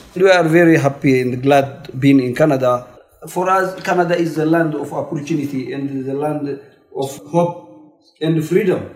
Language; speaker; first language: English; non-native, learner; Tigrinya